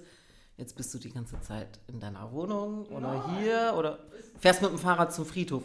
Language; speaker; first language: German; native; German